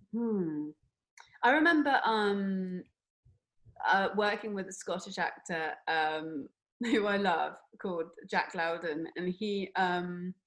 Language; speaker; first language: English; native; English